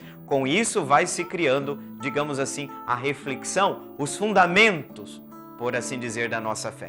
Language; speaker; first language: Portuguese; native; Portuguese